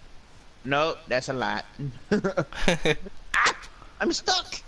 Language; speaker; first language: English; native; English